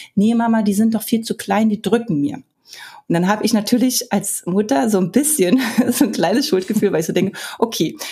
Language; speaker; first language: German; native; German